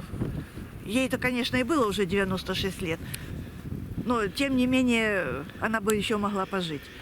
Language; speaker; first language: Russian; native; Russian